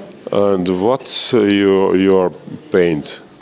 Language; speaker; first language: English; non-native, learner; Serbian